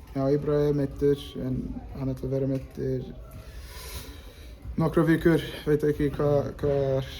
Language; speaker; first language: Icelandic; non-native, learner; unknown